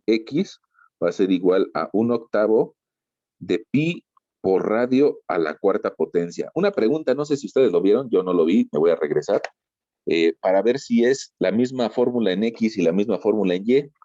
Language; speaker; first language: Spanish; native; Spanish